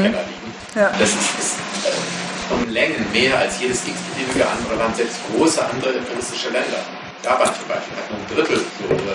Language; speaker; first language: German; native; German